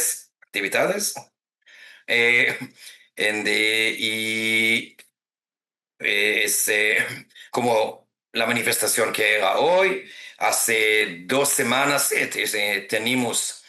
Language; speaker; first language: Spanish; non-native, fluent; Hebrew